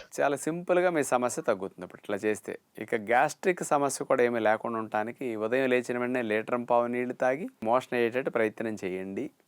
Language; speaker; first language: Telugu; native; Telugu